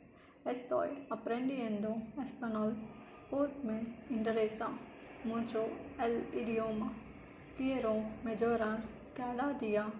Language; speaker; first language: Spanish; non-native, learner; Telugu